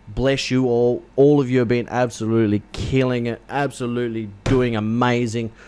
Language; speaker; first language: English; native; English